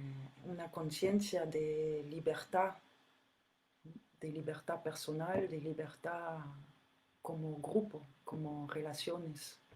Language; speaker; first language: Spanish; non-native, fluent; French